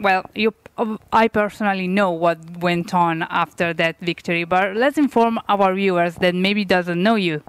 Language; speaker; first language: English; non-native, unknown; Italian